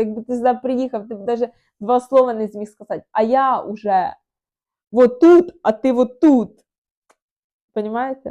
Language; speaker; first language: Ukrainian; non-native, local second language; Russian